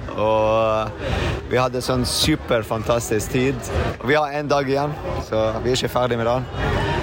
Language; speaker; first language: Norwegian; non-native, fluent; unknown